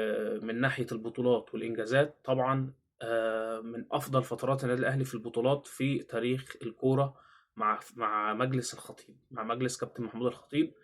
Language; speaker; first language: Arabic; native; Arabic